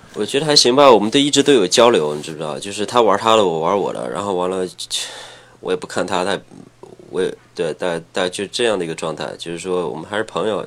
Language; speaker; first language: Chinese; native; Chinese